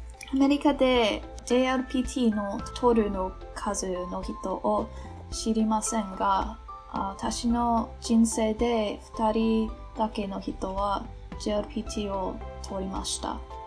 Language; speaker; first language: Japanese; non-native, learner; English